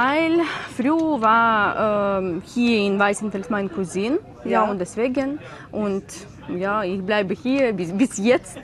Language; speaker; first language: German; non-native, learner; Ukrainian